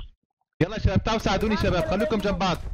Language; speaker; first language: Arabic; native; Arabic